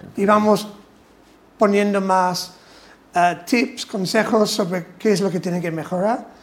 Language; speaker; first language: Spanish; non-native, fluent; English